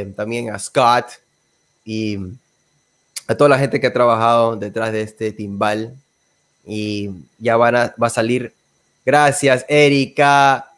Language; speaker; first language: Spanish; native; Spanish